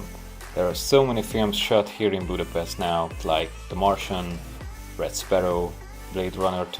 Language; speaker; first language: English; non-native, fluent; Hungarian